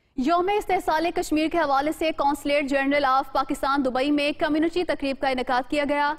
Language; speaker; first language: Urdu; native; Urdu